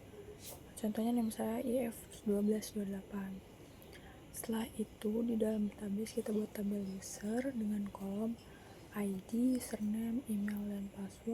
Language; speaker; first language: Indonesian; native; Indonesian